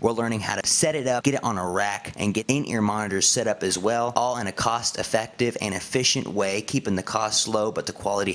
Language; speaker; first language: English; native; English